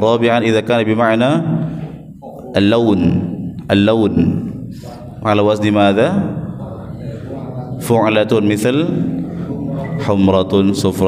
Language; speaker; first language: Arabic; non-native, fluent; Indonesian